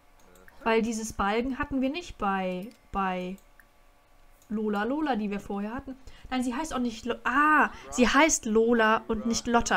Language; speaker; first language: German; native; German